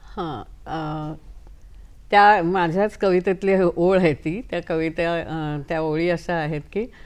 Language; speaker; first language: Marathi; native; Marathi